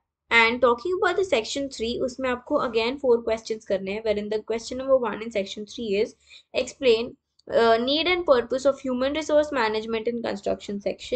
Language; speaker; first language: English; non-native, local second language; Hindi